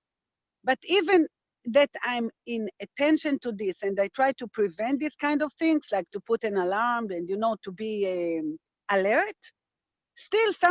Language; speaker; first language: English; non-native, fluent; Hebrew